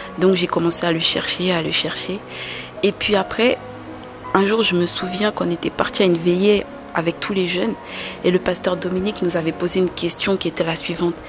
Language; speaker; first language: French; early bilingual, other home language; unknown